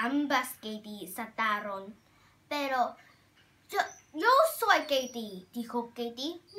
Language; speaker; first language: Spanish; non-native, learner; Vietnamese